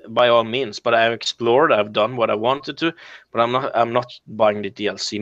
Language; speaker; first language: English; non-native, fluent; Norwegian